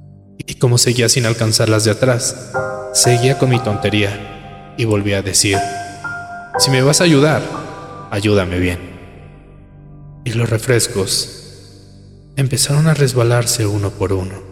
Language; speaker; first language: Spanish; native; Spanish